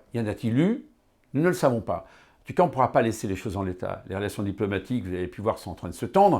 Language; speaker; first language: French; native; French